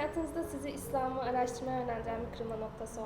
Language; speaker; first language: Turkish; native; Turkish